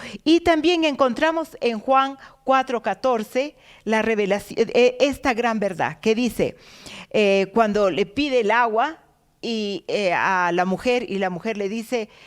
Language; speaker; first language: Spanish; native; Spanish